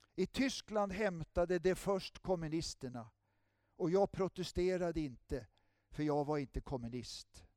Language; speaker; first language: Swedish; native; Swedish